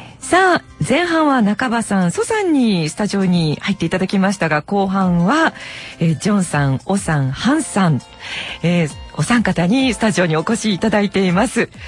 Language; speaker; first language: Japanese; native; Japanese